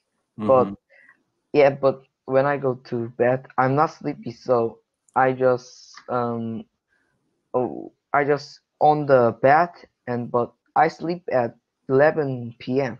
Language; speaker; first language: English; non-native, learner; Korean